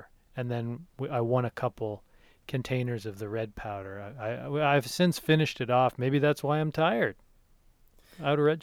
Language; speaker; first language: English; native; English